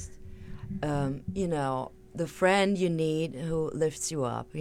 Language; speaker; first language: English; non-native, fluent; German